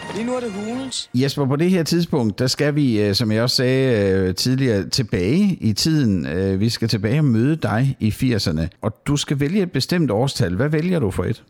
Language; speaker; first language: Danish; native; Danish